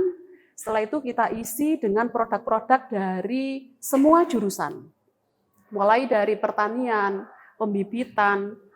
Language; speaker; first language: Indonesian; native; Indonesian